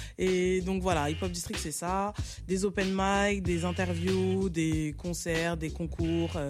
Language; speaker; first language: French; native; French